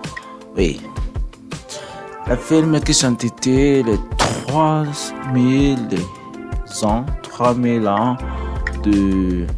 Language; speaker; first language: French; non-native, learner; English